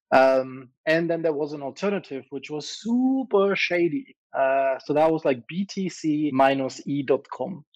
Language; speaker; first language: English; non-native, fluent; German